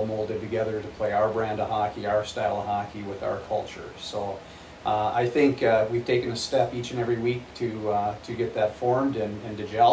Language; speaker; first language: English; native; English